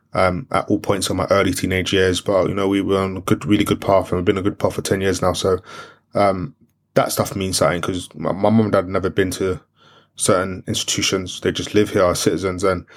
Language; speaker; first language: English; non-native, local second language; French